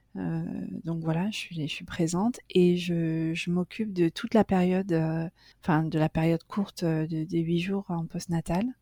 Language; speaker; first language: French; native; French